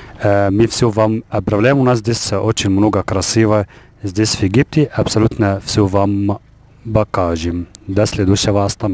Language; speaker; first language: Russian; non-native, learner; Arabic